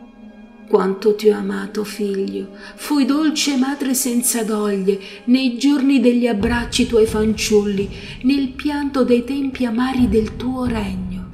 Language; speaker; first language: Italian; native; Italian